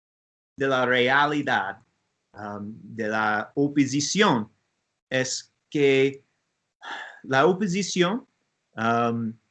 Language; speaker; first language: Spanish; non-native, learner; English